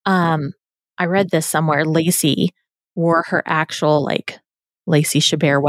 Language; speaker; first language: English; native; English